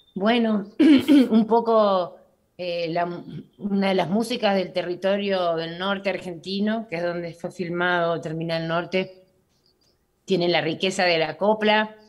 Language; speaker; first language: Spanish; native; Spanish